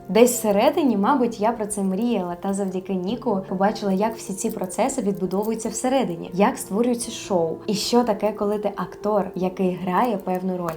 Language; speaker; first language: Ukrainian; non-native, local second language; Russian